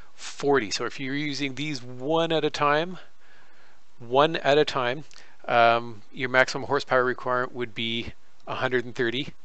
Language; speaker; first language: English; native; English